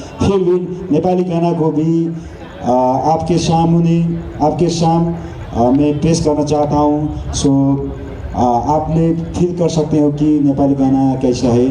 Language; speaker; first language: Hindi; non-native, learner; Nepali